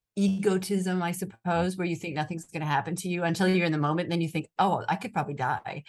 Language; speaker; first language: English; native; English